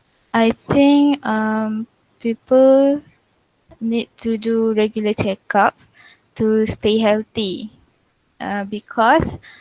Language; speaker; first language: English; non-native, local second language; Malay